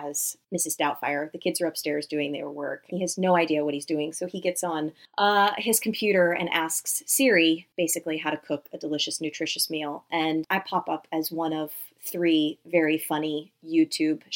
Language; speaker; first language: English; native; English